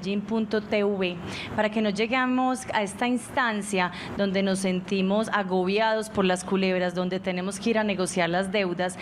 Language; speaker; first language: Spanish; native; Spanish